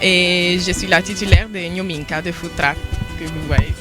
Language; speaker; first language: French; non-native, local second language; Serer